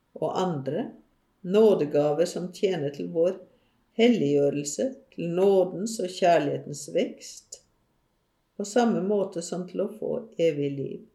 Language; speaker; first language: Norwegian; native; Norwegian